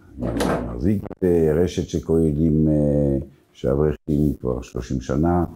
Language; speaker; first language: Hebrew; non-native, fluent; French